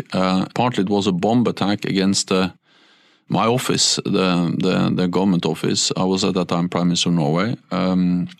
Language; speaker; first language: English; non-native, fluent; Norwegian